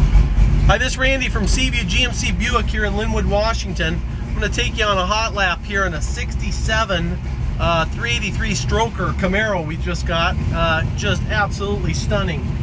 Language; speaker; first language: English; native; English